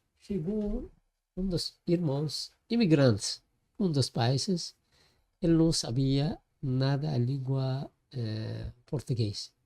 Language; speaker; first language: Portuguese; non-native, learner; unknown